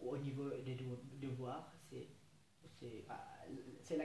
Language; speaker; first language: French; non-native, fluent; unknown